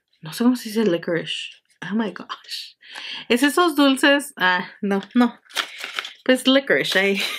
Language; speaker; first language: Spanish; early bilingual, heritage; Spanish